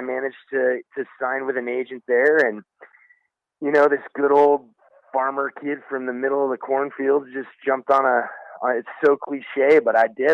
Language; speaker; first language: English; native; English